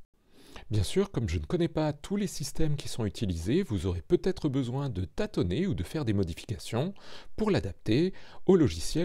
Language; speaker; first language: French; native; French